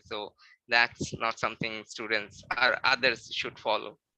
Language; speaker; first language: English; non-native, local second language; Bangla